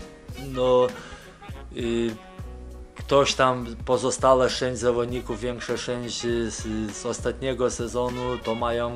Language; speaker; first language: Polish; non-native, fluent; Lithuanian